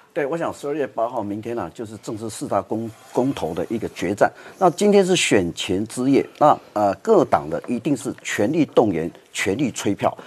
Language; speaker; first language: Chinese; native; Chinese